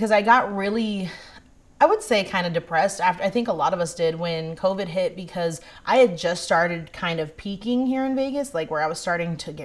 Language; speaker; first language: English; native; English